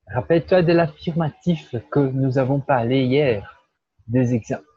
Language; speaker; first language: French; non-native, learner; Portuguese